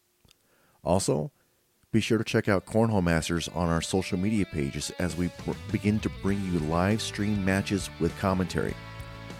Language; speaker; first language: English; native; English